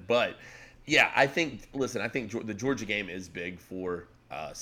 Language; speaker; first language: English; native; English